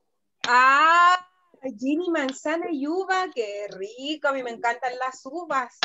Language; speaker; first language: Spanish; native; Spanish